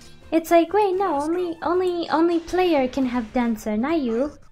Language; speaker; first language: English; early bilingual, other home language; Spanish